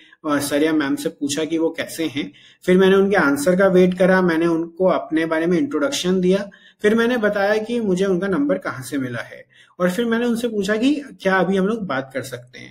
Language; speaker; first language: Hindi; native; Hindi